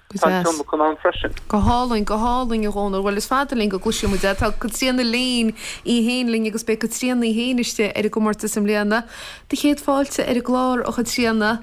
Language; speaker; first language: Irish; native; Irish